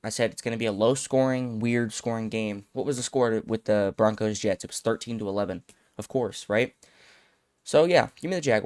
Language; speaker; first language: English; native; English